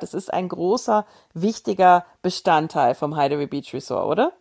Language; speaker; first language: German; native; German